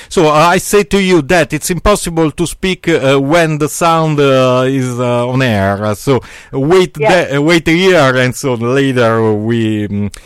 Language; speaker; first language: English; non-native, learner; Italian